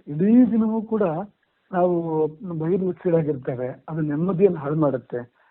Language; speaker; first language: Kannada; native; Kannada